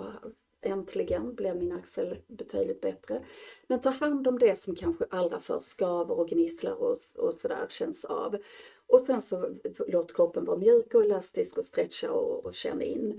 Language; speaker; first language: Swedish; native; Swedish